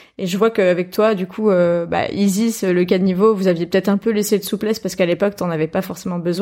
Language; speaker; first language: French; native; French